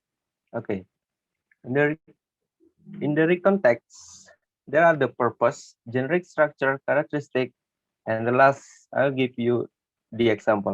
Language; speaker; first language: English; non-native, learner; Indonesian